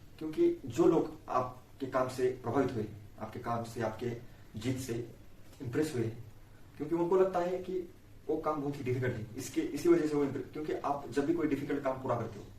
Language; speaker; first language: Hindi; non-native, local second language; Marathi